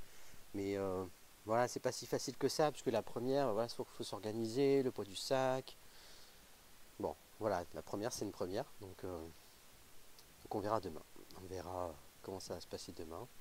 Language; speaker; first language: French; native; French